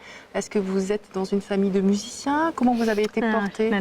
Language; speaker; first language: French; native; French